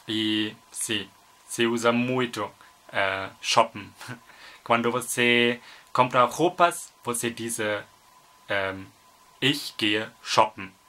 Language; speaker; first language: Portuguese; non-native, learner; German